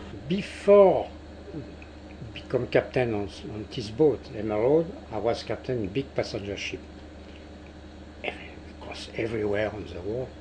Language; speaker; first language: English; non-native, learner; French